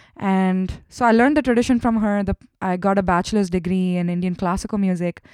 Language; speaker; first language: English; non-native, local second language; Tamil